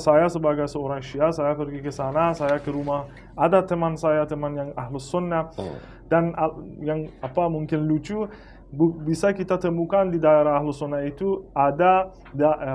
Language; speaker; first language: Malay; non-native, fluent; Persian